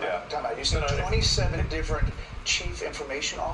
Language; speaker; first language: English; native; English